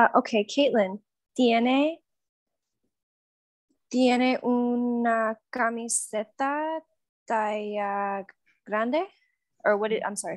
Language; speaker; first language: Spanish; non-native, learner; English